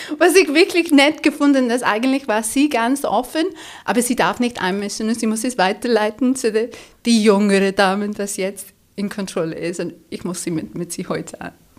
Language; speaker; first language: German; non-native, fluent; English